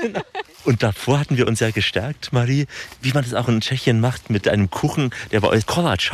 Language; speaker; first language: German; native; German